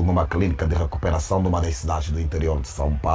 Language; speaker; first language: Portuguese; native; Portuguese